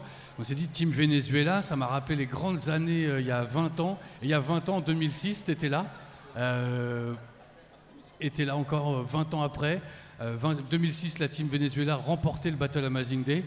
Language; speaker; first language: French; native; French